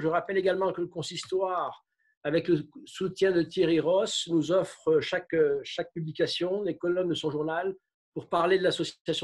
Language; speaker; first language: French; native; French